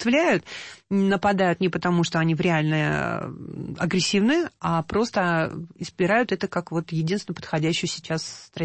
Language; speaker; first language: Russian; native; Russian